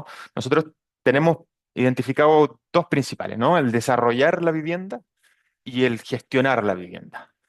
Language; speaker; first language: Spanish; native; Spanish